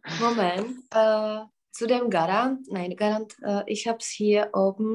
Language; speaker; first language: German; non-native, learner; Czech